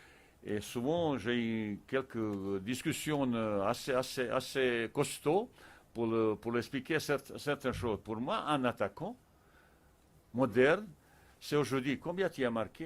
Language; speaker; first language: French; non-native, fluent; Bosnian